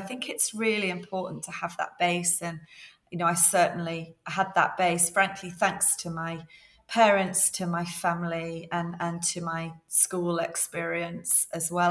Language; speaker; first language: English; native; English